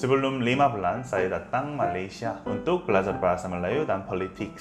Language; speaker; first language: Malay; non-native, learner; Korean